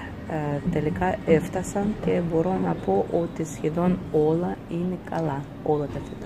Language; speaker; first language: Greek; non-native, fluent; Russian